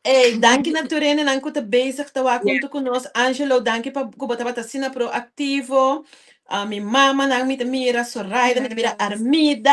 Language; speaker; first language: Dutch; non-native, local second language; Papiamento